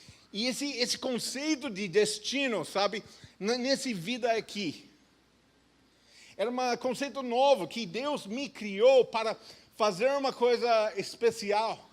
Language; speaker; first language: Portuguese; non-native, fluent; English